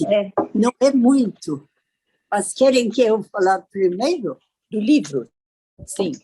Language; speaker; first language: Portuguese; non-native, learner; Persian